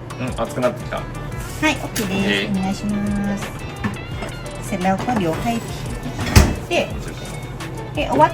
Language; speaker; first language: Japanese; non-native, fluent; Thai